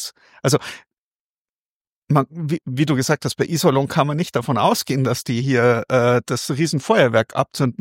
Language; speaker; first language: German; native; German